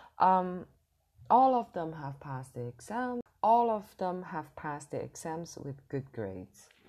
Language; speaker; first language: English; non-native, fluent; Cantonese